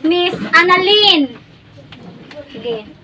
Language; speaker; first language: Cebuano; native; Cebuano